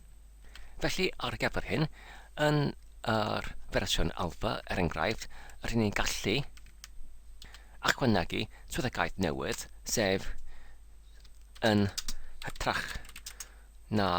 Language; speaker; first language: Welsh; non-native, learner; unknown